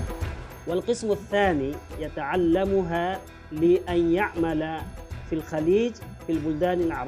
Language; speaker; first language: Arabic; non-native, fluent; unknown